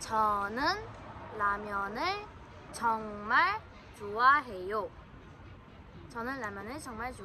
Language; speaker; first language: Korean; non-native, learner; Bangla